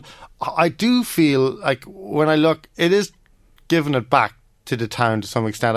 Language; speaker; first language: English; native; English